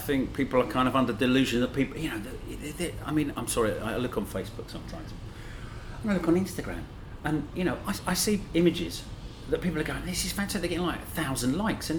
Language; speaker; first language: English; native; English